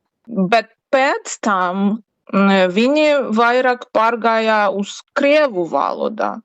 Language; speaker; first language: Latvian; non-native, learner; Ukrainian